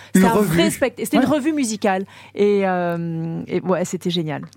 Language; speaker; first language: French; native; French